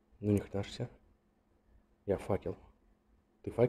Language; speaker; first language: Russian; native; Russian